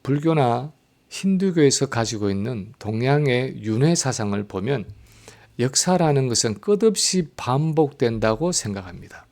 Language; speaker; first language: Korean; native; Korean